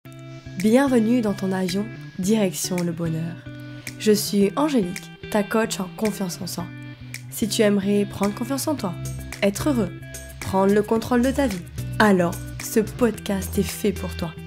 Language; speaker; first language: French; native; French